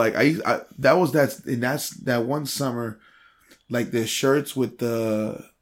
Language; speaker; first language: English; early bilingual, other home language; Spanish